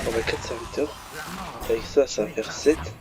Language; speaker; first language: French; native; French